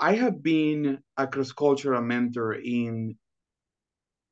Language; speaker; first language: English; non-native, fluent; Spanish